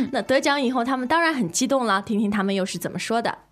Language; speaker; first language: Chinese; native; Chinese